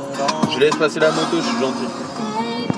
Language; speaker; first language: French; native; French